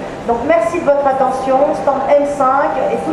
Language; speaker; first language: French; native; French